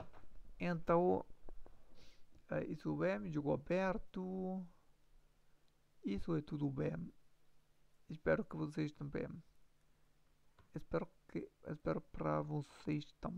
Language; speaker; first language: Portuguese; non-native, learner; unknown